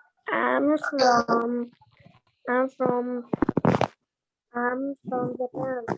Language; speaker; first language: English; non-native, learner; Vietnamese